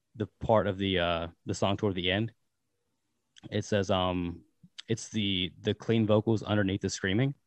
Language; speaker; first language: English; native; English